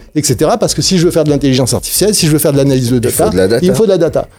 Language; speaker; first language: French; native; French